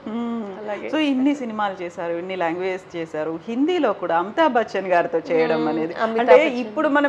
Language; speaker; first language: Telugu; native; Telugu